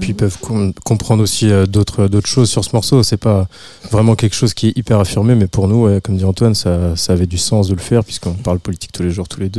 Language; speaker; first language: French; native; French